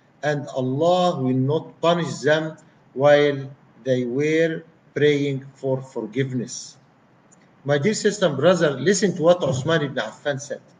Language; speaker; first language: English; non-native, fluent; Arabic